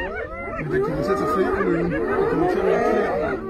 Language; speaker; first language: Danish; native; Danish